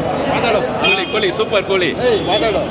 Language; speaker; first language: Kannada; native; Kannada